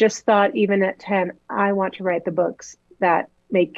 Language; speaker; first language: English; native; English